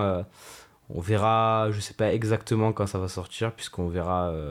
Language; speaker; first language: French; native; French